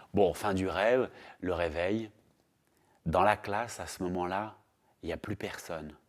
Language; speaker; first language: French; native; French